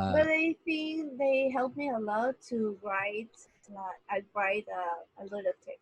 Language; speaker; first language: English; non-native, learner; Spanish